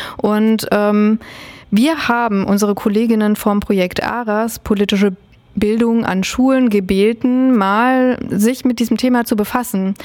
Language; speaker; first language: German; native; German